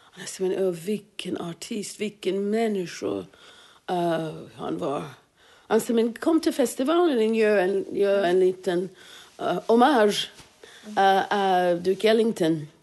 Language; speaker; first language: Swedish; non-native, fluent; English